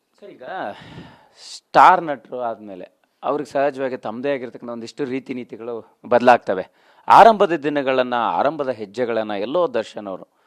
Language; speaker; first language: Kannada; native; Kannada